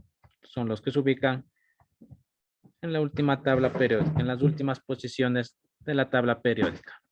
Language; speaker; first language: Spanish; native; Spanish